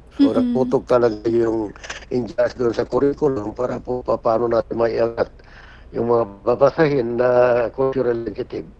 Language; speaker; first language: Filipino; non-native, local second language; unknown